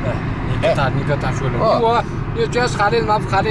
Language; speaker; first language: Chinese; native; Chinese